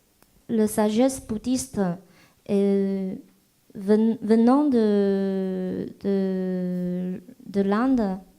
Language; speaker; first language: French; non-native, fluent; Chinese